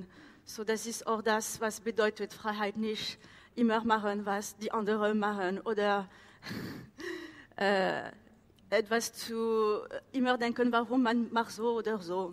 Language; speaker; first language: German; non-native, learner; French